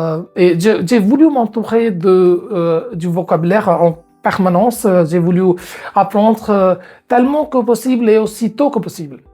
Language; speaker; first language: French; non-native, fluent; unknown